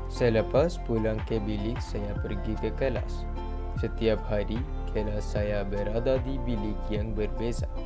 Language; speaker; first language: Malay; non-native, learner; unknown